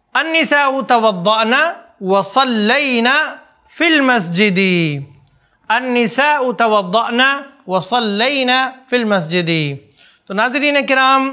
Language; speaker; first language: Arabic; non-native, fluent; Urdu